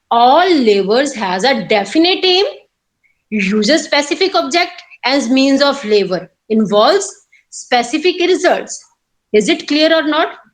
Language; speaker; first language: English; non-native, local second language; Punjabi